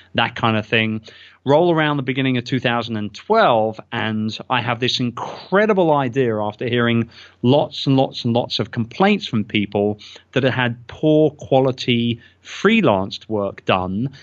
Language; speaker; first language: English; native; English